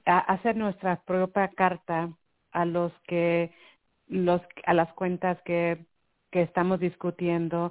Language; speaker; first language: Spanish; early bilingual, heritage; Spanish